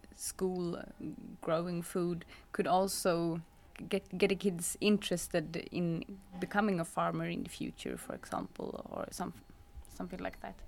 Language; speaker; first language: English; non-native, fluent; Swedish